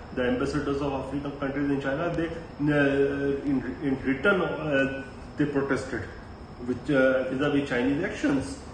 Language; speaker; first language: English; non-native, local second language; Hindi